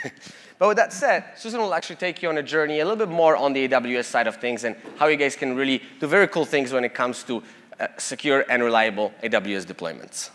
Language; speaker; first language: English; non-native, fluent; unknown